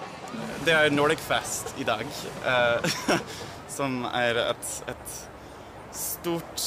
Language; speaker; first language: Norwegian; non-native, learner; English